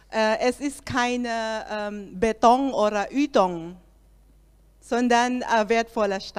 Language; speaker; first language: German; non-native, learner; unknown